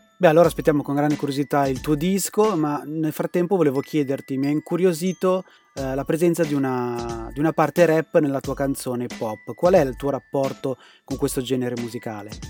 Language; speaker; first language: Italian; native; Italian